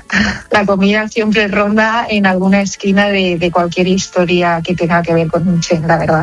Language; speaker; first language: Spanish; native; Spanish